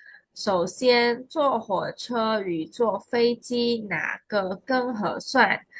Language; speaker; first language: Chinese; non-native, fluent; Khmer